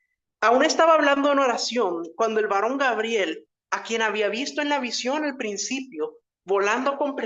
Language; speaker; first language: Spanish; native; Spanish